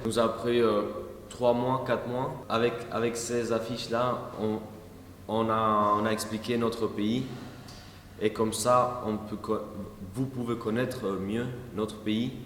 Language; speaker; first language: French; non-native, learner; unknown